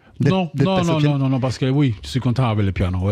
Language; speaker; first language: French; non-native, learner; Spanish